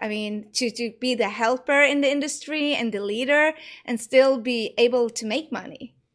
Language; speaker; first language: English; non-native, fluent; Norwegian